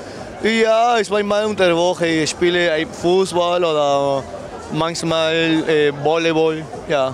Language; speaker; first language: German; non-native, learner; Spanish